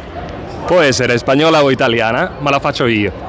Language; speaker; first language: Italian; non-native, learner; Spanish